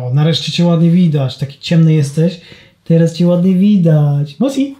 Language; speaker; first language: Polish; native; Polish